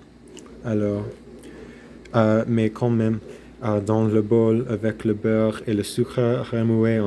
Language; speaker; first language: French; non-native, learner; English